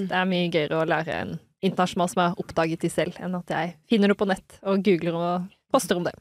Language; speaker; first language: Norwegian; native; Norwegian